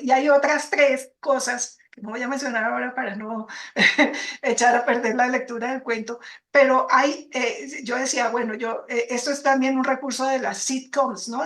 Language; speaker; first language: Spanish; native; Spanish